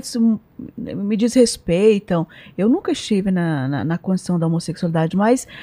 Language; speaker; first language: Portuguese; native; Portuguese